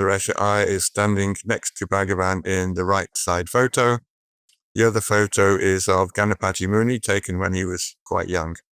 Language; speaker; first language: English; native; English